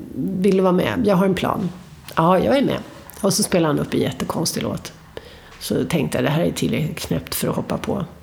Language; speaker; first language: Swedish; native; Swedish